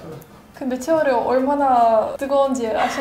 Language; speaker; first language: Korean; non-native, fluent; Russian